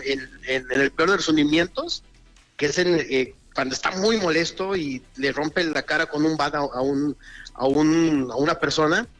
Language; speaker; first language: Spanish; native; Spanish